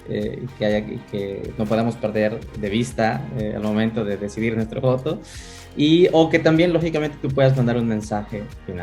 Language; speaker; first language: Spanish; native; Spanish